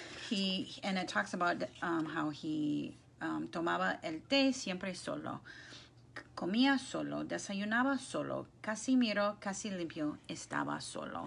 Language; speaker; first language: Spanish; non-native, fluent; English